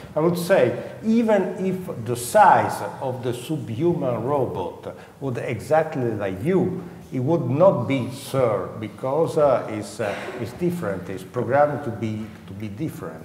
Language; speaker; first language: English; non-native, fluent; Italian